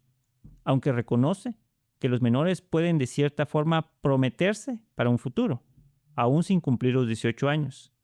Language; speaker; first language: Spanish; native; Spanish